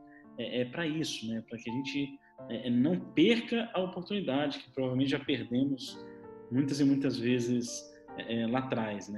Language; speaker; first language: Portuguese; native; Portuguese